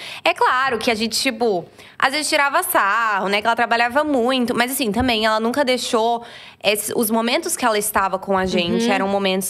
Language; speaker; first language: Portuguese; native; Portuguese